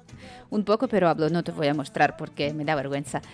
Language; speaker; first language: Spanish; non-native, fluent; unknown